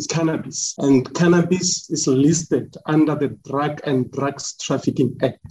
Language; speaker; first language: English; non-native, local second language; Northern Sotho